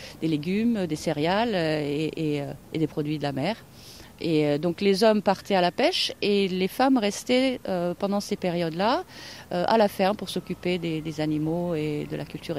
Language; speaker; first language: French; non-native, fluent; Norwegian